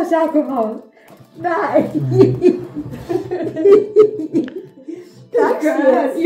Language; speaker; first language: German; native; German